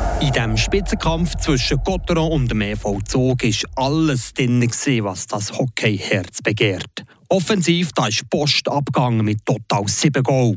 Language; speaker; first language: German; native; German